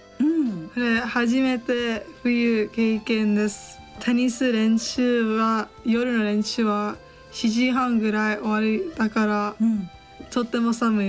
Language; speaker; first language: Japanese; non-native, learner; English